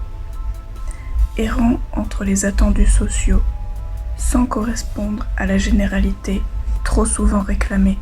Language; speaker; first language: French; native; French